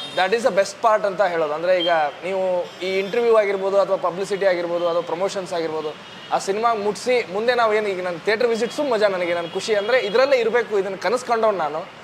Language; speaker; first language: Kannada; native; Kannada